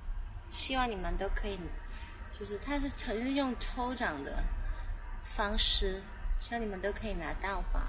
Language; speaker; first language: Chinese; non-native, local second language; Cantonese